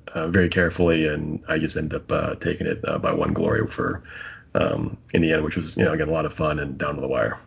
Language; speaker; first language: English; native; English